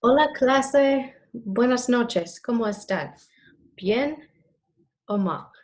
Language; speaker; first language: Spanish; non-native, fluent; English